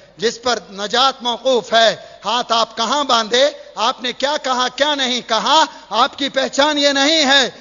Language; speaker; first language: Urdu; native; Urdu